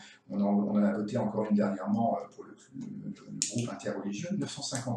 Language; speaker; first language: French; native; French